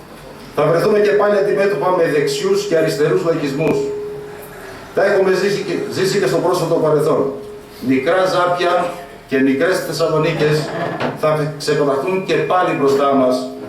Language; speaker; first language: Greek; native; Greek